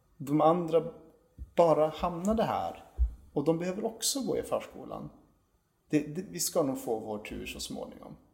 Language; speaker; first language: Swedish; native; Swedish